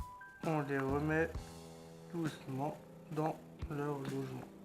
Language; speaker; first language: French; native; French